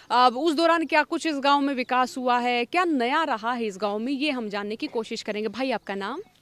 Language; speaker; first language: Hindi; native; Hindi